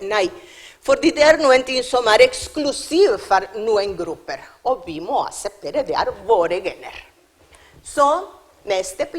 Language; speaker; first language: Norwegian; non-native, learner; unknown